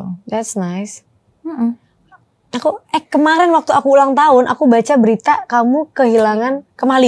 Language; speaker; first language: Indonesian; native; Indonesian